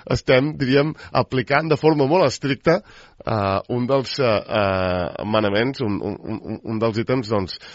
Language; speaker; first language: Catalan; native; Catalan